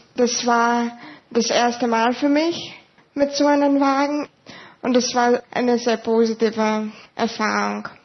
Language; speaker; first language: German; non-native, fluent; Lithuanian